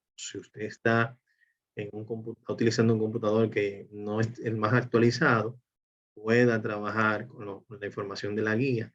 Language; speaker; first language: Spanish; native; Spanish